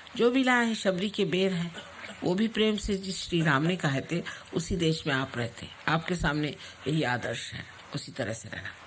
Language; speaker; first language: Hindi; non-native, local second language; Marathi